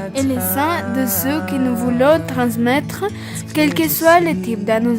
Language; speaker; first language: French; non-native, learner; Spanish